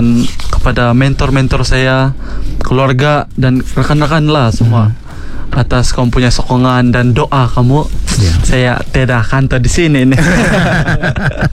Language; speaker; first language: Malay; non-native, local second language; Central Dusun